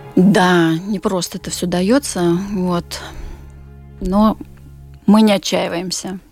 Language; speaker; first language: Russian; native; Russian